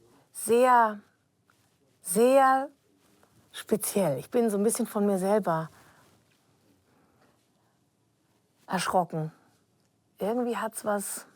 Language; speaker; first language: German; native; German